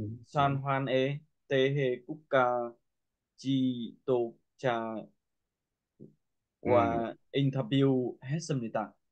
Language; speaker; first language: Korean; non-native, learner; Vietnamese